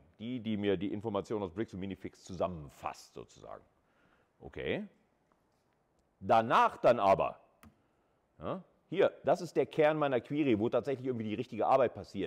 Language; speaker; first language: German; native; German